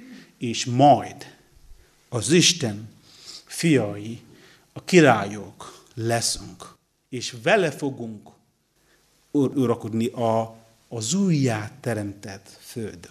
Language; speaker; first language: Hungarian; non-native, learner; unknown